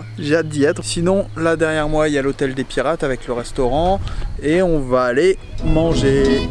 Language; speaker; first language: French; native; French